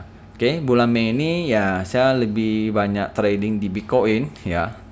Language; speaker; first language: Indonesian; native; Indonesian